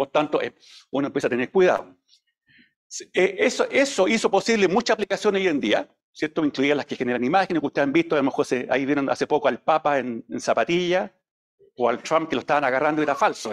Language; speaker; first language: Spanish; native; Spanish